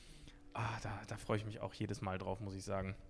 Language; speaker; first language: German; native; German